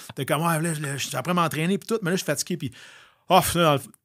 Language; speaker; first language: French; native; French